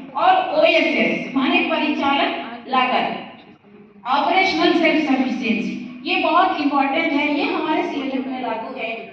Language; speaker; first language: Hindi; non-native, local second language; Telugu